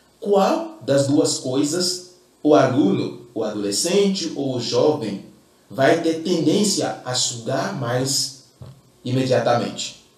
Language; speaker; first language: Portuguese; non-native, fluent; Fon